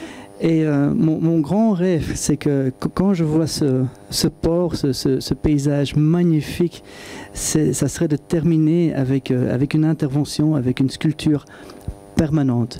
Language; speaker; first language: French; non-native, local second language; Dutch